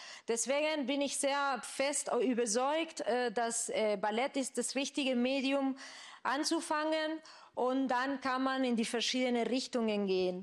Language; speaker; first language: German; non-native, fluent; Spanish